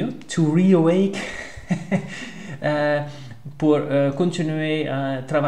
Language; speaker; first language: French; non-native, learner; Dutch